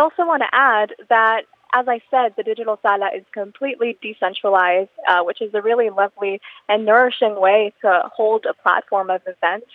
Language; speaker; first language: English; non-native, local second language; Filipino